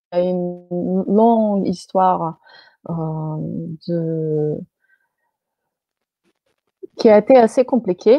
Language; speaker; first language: French; non-native, fluent; Slovenian